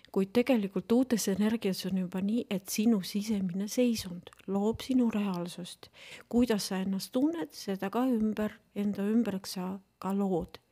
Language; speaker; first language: Estonian; non-native, local second language; Russian